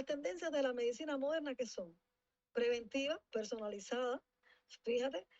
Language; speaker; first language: Spanish; native; Spanish